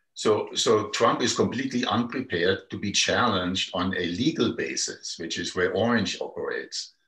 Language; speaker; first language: English; non-native, fluent; German